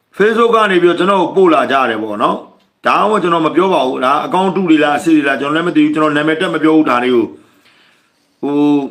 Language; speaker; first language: Burmese; native; Burmese